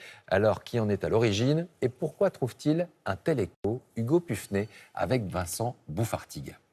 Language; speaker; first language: French; native; French